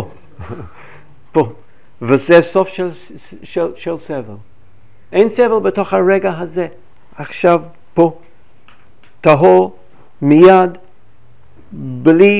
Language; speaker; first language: Hebrew; non-native, fluent; English